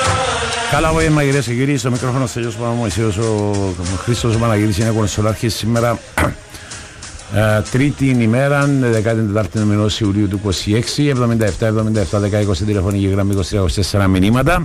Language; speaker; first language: Greek; native; Greek